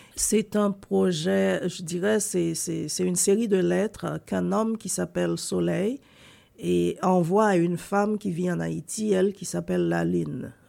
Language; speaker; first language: French; non-native, local second language; Haitian Creole